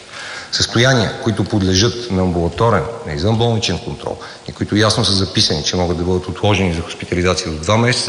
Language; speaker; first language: Bulgarian; native; Bulgarian